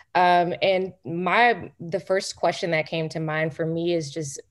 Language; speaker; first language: English; native; English